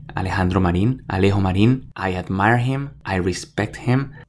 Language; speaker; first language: English; non-native, fluent; Spanish